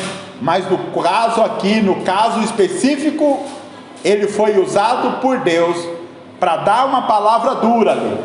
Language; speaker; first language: Portuguese; native; Portuguese